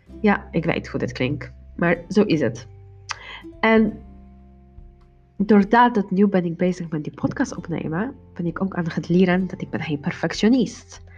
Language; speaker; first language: Dutch; non-native, learner; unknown